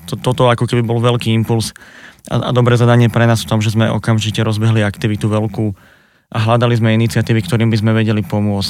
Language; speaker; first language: Czech; native; Czech